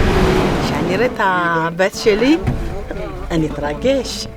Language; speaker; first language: Hebrew; non-native, fluent; Amharic